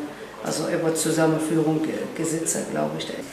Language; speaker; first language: German; non-native, learner; Arabic